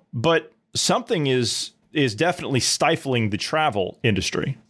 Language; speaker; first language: English; native; English